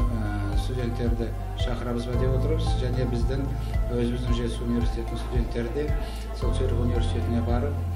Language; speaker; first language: Kazakh; native; Kazakh